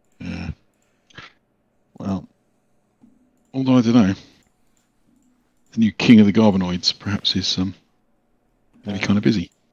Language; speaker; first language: English; native; English